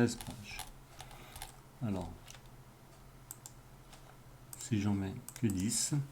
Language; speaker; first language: French; native; French